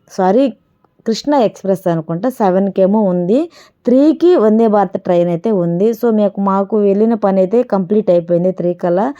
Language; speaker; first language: Telugu; native; Telugu